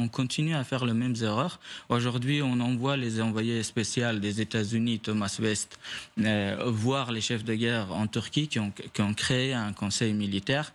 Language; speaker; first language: French; non-native, fluent; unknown